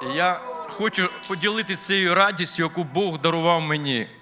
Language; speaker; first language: Ukrainian; non-native, local second language; Russian